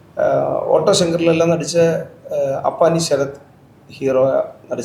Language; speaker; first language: Tamil; non-native, learner; Malayalam